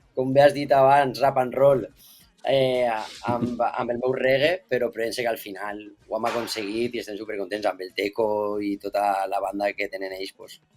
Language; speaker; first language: Catalan; native; Catalan